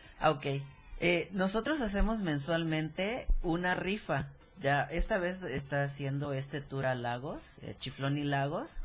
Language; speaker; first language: Spanish; native; Spanish